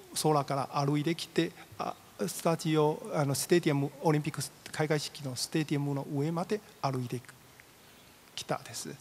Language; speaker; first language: Japanese; non-native, fluent; Chinese